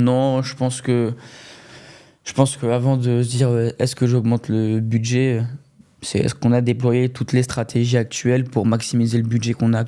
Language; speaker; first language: French; native; French